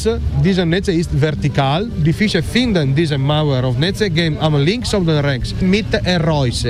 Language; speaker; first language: German; non-native, learner; Italian